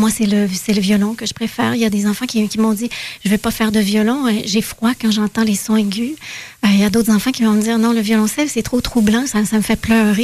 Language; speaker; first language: French; native; French